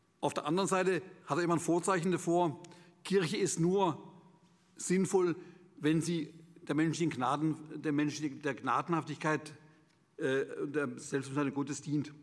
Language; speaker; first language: German; native; German